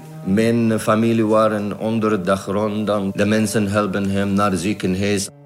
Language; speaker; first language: Dutch; non-native, learner; Arabic